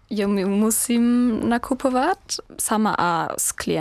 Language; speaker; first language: Czech; non-native, learner; German